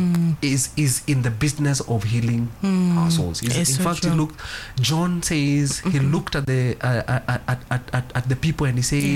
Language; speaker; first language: English; non-native, local second language; Kikuyu